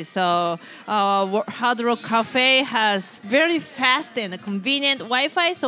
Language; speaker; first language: English; non-native, fluent; Japanese